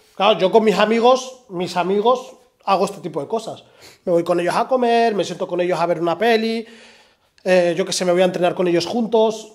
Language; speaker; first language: Spanish; early bilingual, other home language; Arabic